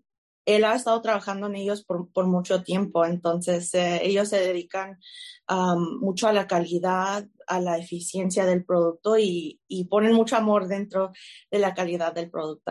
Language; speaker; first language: Spanish; early bilingual, heritage; Spanish